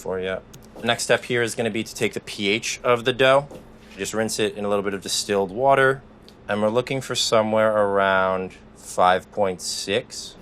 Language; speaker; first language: English; native; English